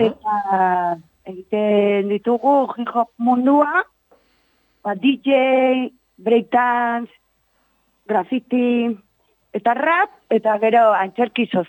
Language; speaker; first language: Basque; non-native, local second language; Spanish